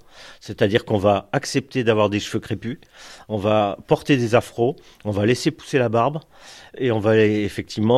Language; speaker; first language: French; native; French